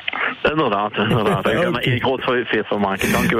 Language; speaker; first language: Dutch; native; Dutch